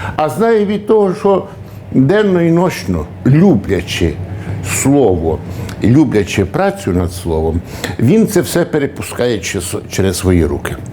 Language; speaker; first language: Ukrainian; native; Ukrainian